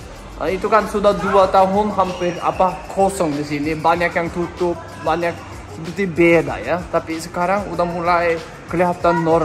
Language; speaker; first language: Indonesian; non-native, fluent; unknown